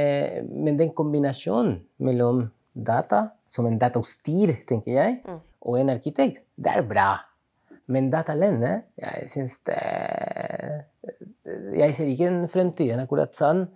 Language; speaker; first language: Norwegian; non-native, fluent; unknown